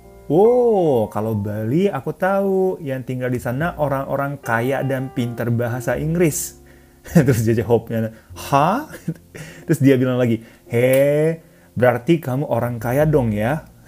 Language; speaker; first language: Indonesian; non-native, fluent; Japanese